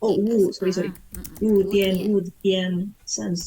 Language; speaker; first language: Chinese; non-native, learner; Indonesian